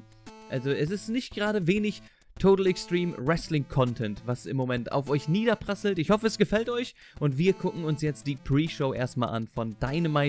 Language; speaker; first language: German; native; German